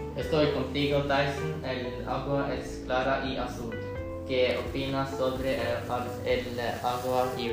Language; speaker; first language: Spanish; non-native, learner; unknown